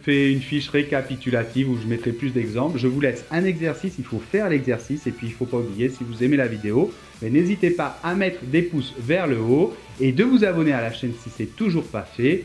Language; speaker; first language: French; native; French